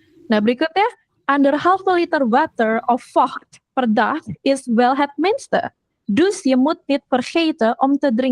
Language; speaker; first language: Dutch; non-native, fluent; Indonesian